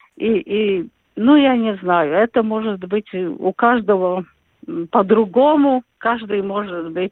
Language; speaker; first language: Russian; non-native, local second language; Latvian